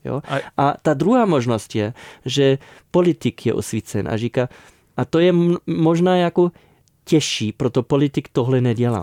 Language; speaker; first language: Czech; non-native, fluent; German